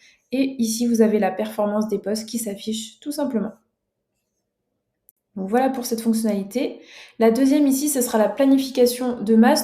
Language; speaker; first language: French; native; French